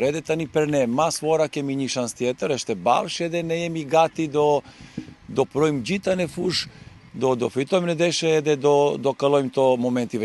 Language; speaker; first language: Albanian; non-native, learner; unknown